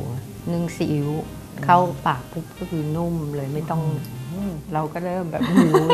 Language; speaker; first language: Thai; native; Thai